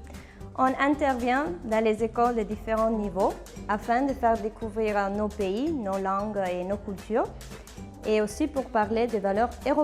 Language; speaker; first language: French; non-native, fluent; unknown